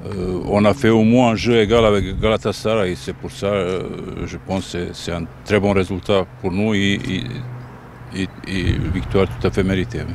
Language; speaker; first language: French; non-native, fluent; Bosnian